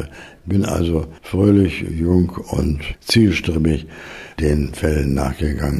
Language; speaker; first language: German; native; German